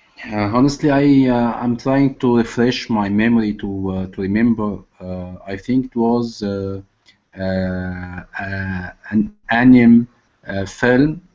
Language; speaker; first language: English; non-native, learner; Arabic